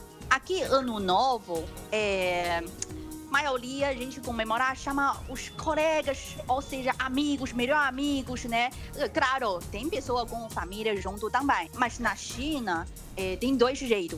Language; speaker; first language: Portuguese; non-native, learner; Chinese